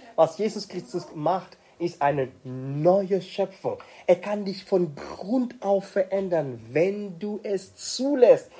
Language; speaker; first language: German; non-native, fluent; French